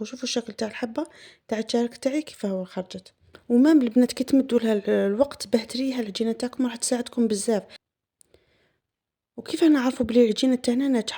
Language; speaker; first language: Arabic; native; Arabic